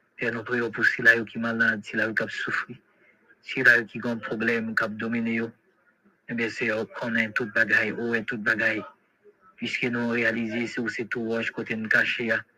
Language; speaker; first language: French; non-native, local second language; Haitian Creole